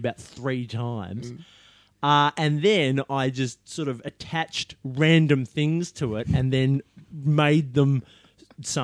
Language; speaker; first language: English; native; English